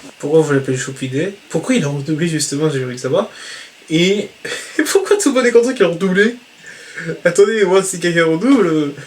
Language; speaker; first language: French; native; French